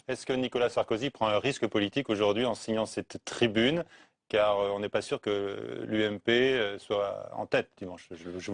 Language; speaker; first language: French; native; French